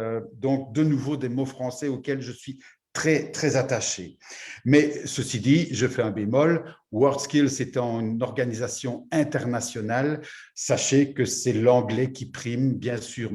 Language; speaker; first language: French; native; French